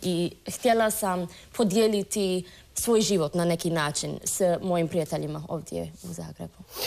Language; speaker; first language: Croatian; non-native, fluent; English